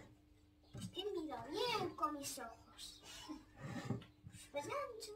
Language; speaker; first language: Spanish; early bilingual, other home language; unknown